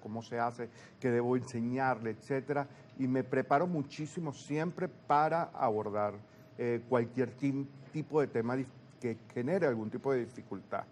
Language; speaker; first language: Spanish; native; Spanish